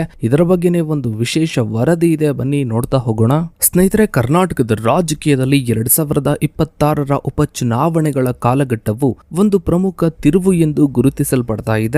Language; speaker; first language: Kannada; native; Kannada